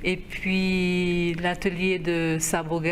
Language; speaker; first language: French; non-native, local second language; Haitian Creole